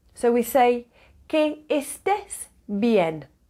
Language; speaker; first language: Spanish; non-native, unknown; English